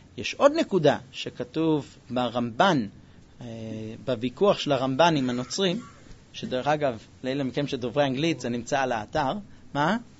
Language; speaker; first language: Hebrew; non-native, fluent; English